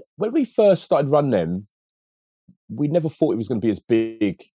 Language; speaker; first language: English; early bilingual, other home language; Akan